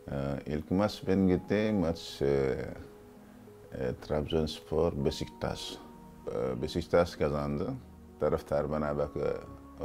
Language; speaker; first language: Turkish; non-native, learner; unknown